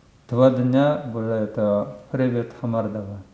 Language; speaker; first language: Russian; non-native, learner; Korean